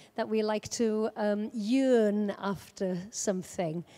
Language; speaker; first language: English; native; English